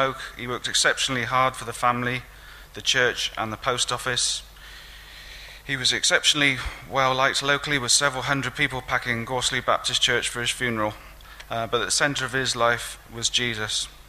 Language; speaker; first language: English; native; English